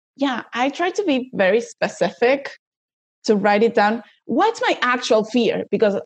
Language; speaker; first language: English; non-native, fluent; Spanish